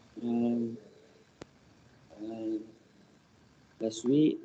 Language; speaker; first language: English; non-native, learner; Malay